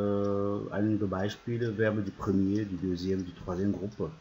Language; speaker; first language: German; non-native, fluent; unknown